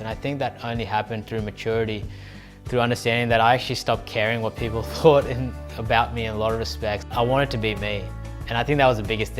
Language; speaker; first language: English; early bilingual, other home language; Urdu